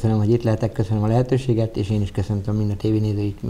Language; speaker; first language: Hungarian; native; Hungarian